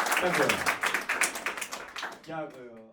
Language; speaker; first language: Ukrainian; native; Ukrainian